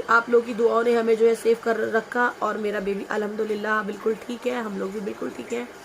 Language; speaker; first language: Hindi; native; Hindi